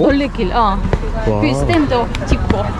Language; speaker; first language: Korean; non-native, learner; Spanish